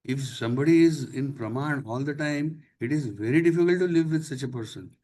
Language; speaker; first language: English; non-native, local second language; Marathi